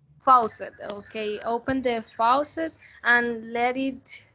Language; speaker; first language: English; non-native, learner; Spanish